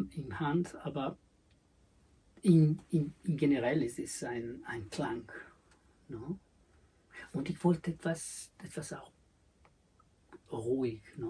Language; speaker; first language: German; non-native, learner; Spanish